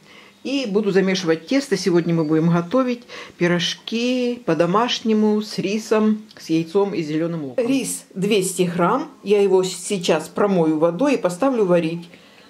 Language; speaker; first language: Russian; native; Russian